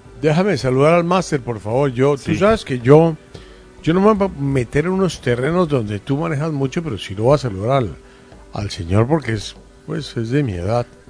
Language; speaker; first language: Spanish; native; Spanish